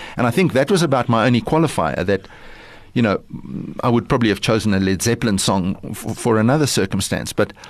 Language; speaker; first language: English; early bilingual, other home language; Lithuanian